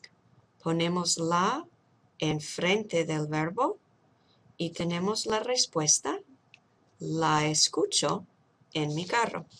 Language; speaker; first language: Spanish; non-native, fluent; English